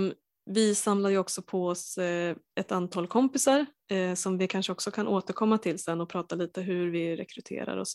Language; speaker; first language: Swedish; native; Swedish